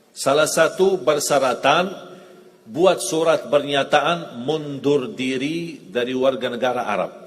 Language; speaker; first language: Indonesian; non-native, fluent; Arabic